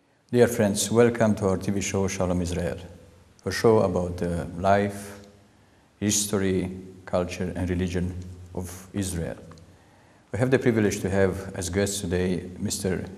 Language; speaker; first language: English; non-native, fluent; Romanian